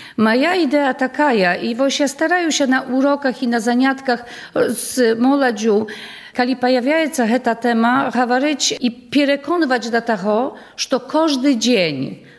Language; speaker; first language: Belarusian; native; Belarusian